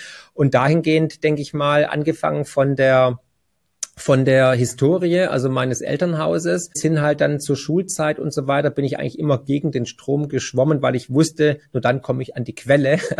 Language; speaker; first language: German; native; German